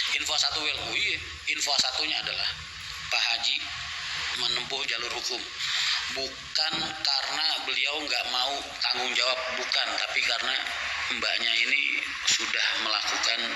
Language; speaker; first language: Indonesian; native; Indonesian